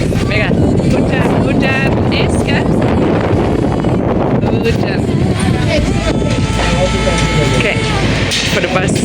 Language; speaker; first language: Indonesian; non-native, learner; Swedish